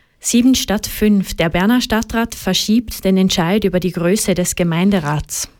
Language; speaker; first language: German; native; German